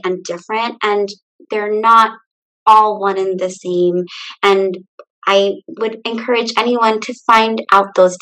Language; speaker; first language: English; early bilingual, other home language; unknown